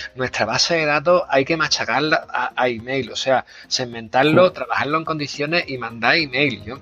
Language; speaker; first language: Spanish; native; Spanish